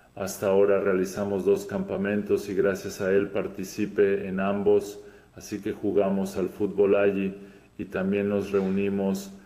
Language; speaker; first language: Spanish; non-native, fluent; Serbian